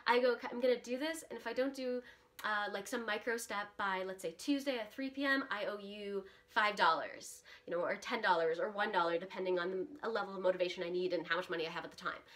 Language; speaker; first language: English; early bilingual, other home language; Russian